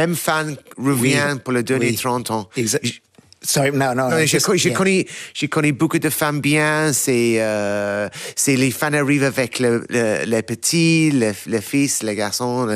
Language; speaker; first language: French; non-native, learner; English